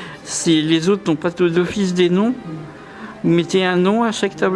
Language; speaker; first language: French; native; French